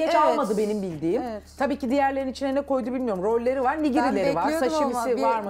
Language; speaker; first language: Turkish; native; Turkish